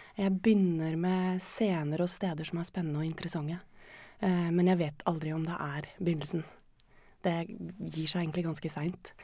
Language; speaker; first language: Norwegian; native; Norwegian